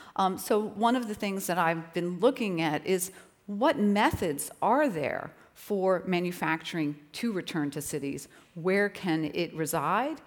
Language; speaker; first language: English; native; English